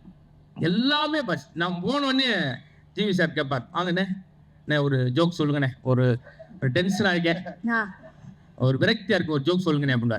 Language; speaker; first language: Tamil; native; Tamil